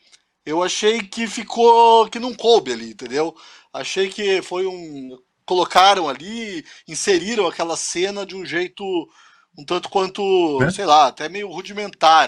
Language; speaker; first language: Portuguese; native; Portuguese